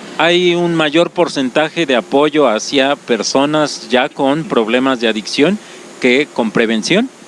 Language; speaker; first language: Spanish; native; Spanish